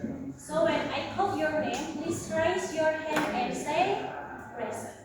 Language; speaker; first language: English; non-native, learner; Indonesian